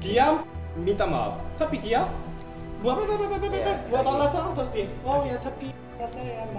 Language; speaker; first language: Indonesian; non-native, learner; Korean